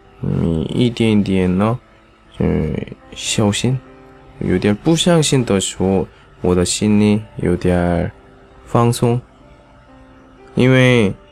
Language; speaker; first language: Chinese; non-native, fluent; Korean